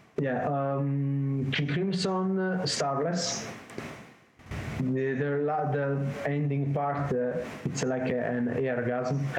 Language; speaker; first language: English; non-native, learner; Italian